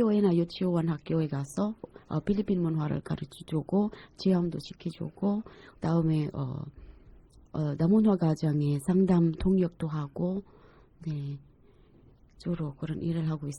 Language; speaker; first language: Korean; non-native, fluent; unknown